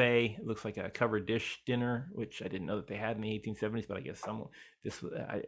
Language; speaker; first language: English; native; English